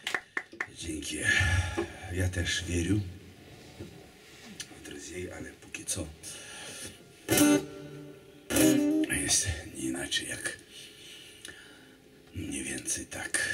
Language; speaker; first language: Polish; non-native, fluent; Russian